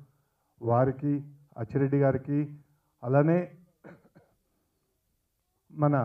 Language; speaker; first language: Telugu; native; Telugu